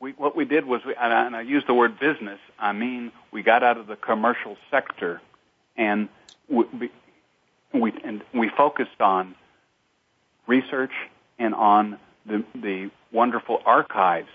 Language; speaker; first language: English; native; English